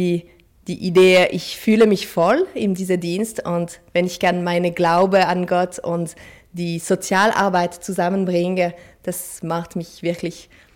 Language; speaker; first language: German; non-native, fluent; French